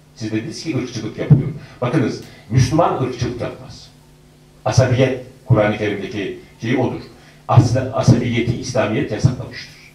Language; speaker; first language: Turkish; native; Turkish